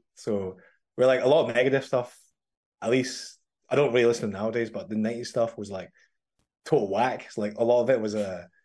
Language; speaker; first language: English; native; English